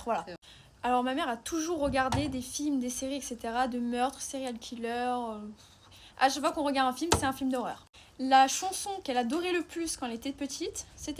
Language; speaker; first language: French; native; French